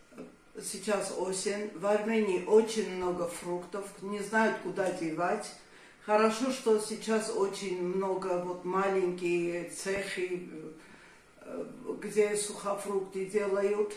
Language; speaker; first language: Russian; non-native, fluent; Armenian